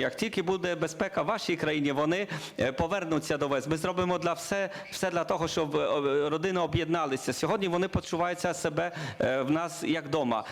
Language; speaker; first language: Ukrainian; non-native, learner; Polish